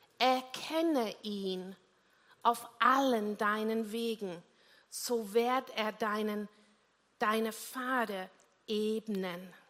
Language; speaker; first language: German; non-native, fluent; English